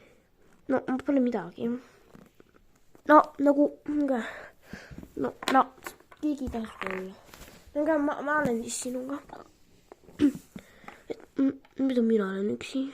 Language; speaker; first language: Estonian; non-native, local second language; Russian